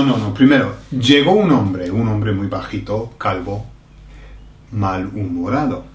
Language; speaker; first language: Spanish; non-native, fluent; English